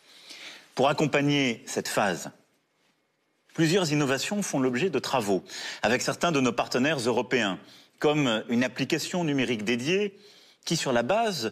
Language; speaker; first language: French; native; French